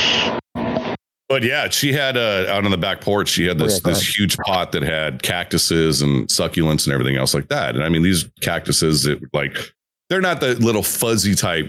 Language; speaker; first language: English; native; English